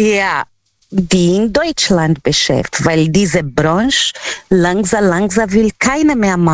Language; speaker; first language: German; non-native, learner; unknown